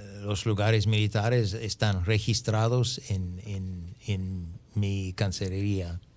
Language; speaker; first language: Spanish; non-native, fluent; English